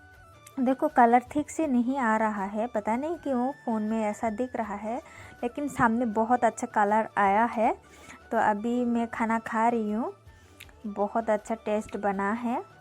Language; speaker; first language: Hindi; non-native, local second language; Kok Borok